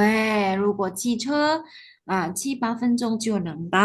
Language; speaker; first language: Chinese; non-native, fluent; Indonesian